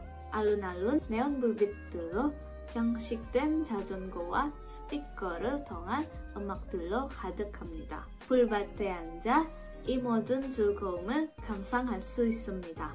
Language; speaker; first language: Korean; non-native, fluent; Indonesian